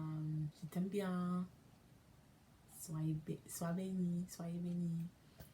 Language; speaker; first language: French; non-native, learner; English